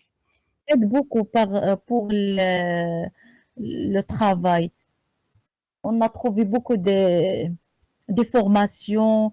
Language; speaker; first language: French; non-native, learner; Arabic